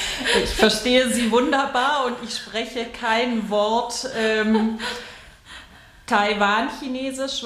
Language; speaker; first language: German; native; German